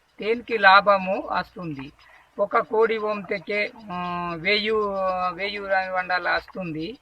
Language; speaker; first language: Telugu; non-native, local second language; Gondi